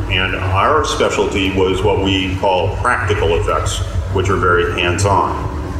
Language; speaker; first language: English; native; English